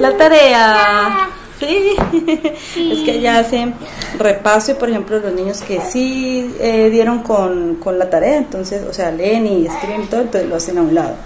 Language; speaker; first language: Spanish; native; Spanish